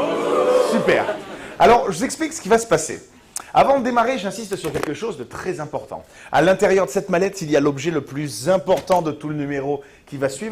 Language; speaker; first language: French; native; French